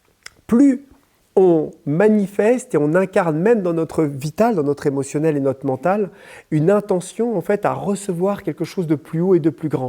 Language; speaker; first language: French; native; French